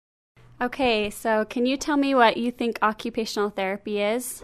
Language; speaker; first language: English; native; English